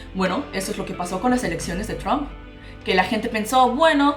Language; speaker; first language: Spanish; non-native, local second language; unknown